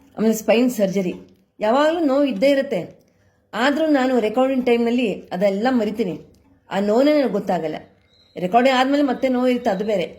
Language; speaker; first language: Kannada; non-native, local second language; Marathi